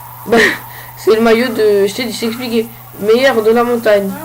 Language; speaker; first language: French; native; French